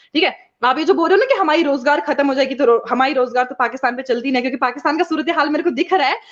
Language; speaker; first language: Hindi; non-native, local second language; Kashmiri